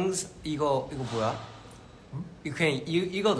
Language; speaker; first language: Korean; early bilingual, heritage; Korean